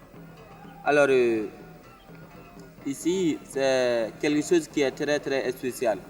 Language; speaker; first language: French; non-native, learner; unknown